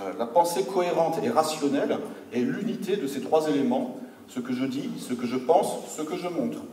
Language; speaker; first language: French; native; French